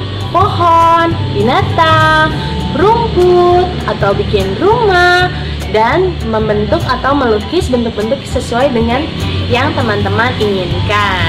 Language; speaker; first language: Indonesian; native; Indonesian